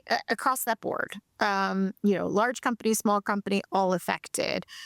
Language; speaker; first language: English; native; English